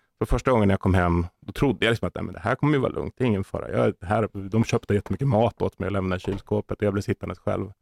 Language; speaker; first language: Swedish; native; Swedish